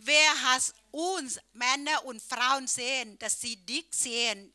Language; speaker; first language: German; non-native, learner; Thai